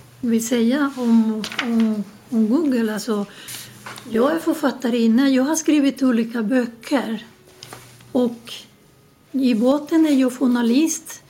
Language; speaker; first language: Swedish; non-native, fluent; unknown